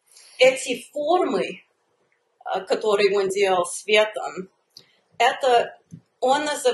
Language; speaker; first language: Russian; early bilingual, heritage; Russian